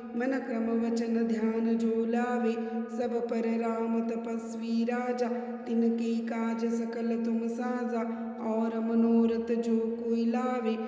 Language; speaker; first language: Hindi; non-native, local second language; Marathi